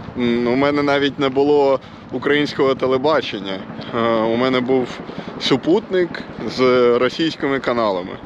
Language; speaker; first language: Ukrainian; non-native, local second language; Russian